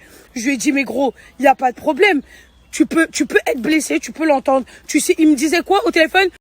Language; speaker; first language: French; native; French